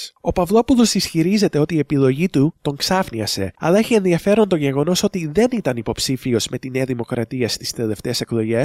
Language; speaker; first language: Greek; native; Greek